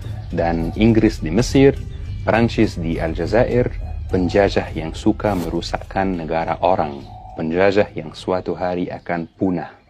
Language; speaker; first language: Indonesian; non-native, fluent; Arabic